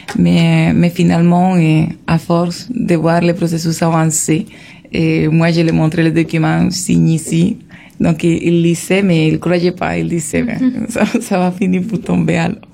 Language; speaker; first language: French; non-native, fluent; Spanish